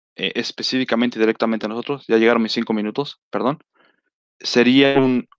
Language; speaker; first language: Spanish; early bilingual, heritage; Spanish